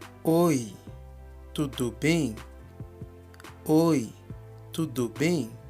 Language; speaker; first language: Portuguese; non-native, fluent; Haitian Creole